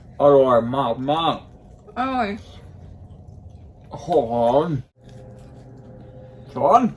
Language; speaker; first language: Thai; non-native, learner; English